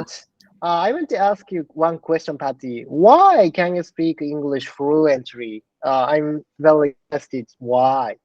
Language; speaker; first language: English; non-native, learner; Japanese